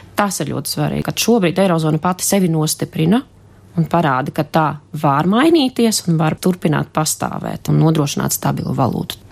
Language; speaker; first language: Latvian; non-native, local second language; Russian